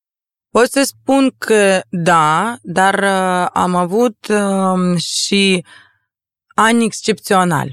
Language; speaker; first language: Romanian; non-native, local second language; Russian